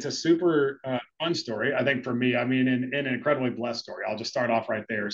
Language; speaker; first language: English; native; English